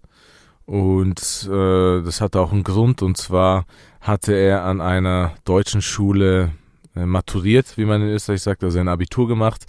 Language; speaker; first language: German; early bilingual, other home language; Persian